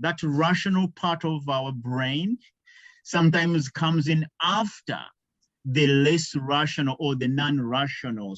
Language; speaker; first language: English; non-native, local second language; Ganda